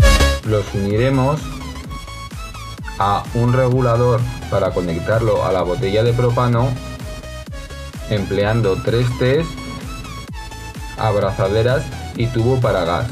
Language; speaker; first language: Spanish; native; Spanish